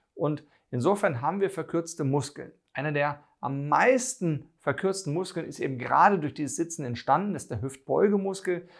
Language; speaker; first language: German; native; German